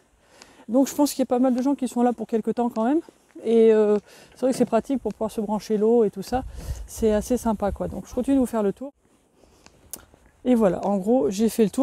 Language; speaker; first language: French; native; French